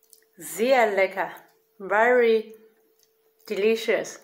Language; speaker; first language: German; non-native, learner; Chinese